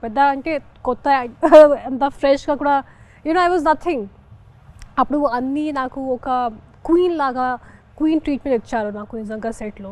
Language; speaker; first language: Telugu; non-native, fluent; Hindi